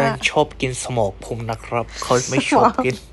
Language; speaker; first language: Thai; non-native, fluent; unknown